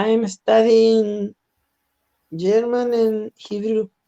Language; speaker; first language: English; non-native, learner; Spanish